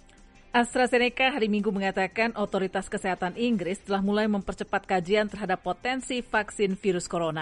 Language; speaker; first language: Indonesian; native; Indonesian